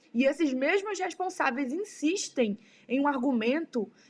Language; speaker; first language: Portuguese; native; Portuguese